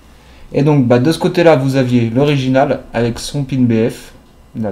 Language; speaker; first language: French; native; French